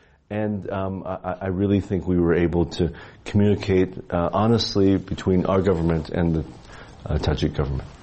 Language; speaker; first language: English; native; English